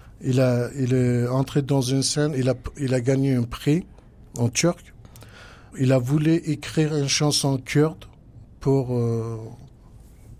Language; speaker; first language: French; non-native, learner; Kurdish